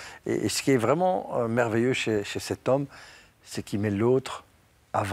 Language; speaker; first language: French; native; French